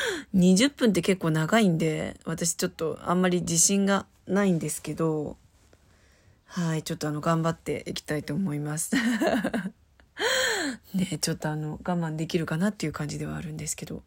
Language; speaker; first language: Japanese; native; Japanese